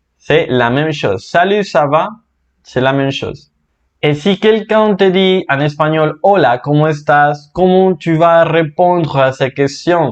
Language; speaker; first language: French; non-native, fluent; Spanish